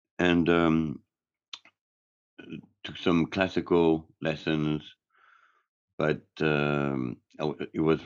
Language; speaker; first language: English; non-native, fluent; French